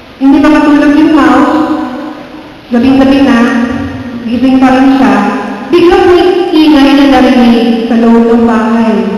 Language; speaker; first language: Filipino; non-native, local second language; Cebuano